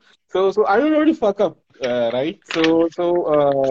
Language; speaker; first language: English; non-native, local second language; Marathi